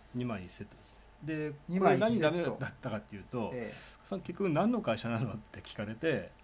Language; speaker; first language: Japanese; native; Japanese